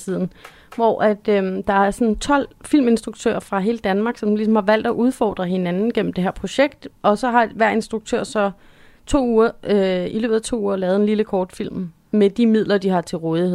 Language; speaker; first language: Danish; native; Danish